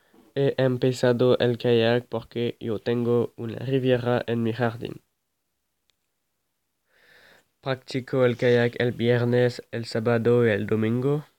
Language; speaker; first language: Spanish; non-native, learner; French